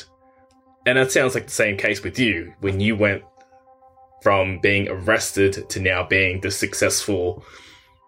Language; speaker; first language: English; native; English